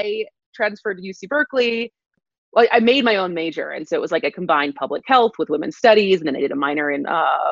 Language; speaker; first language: English; native; English